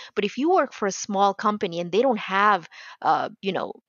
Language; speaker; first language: English; non-native, local second language; Bangla